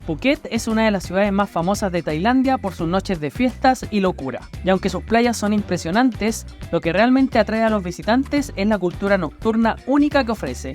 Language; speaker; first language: Spanish; native; Spanish